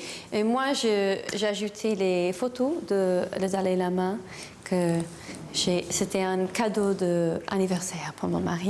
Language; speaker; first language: French; non-native, learner; English